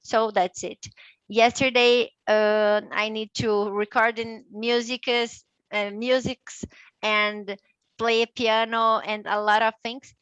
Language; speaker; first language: English; non-native, learner; Portuguese